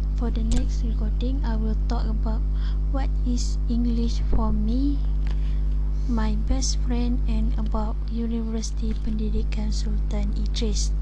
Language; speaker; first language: English; non-native, learner; Malay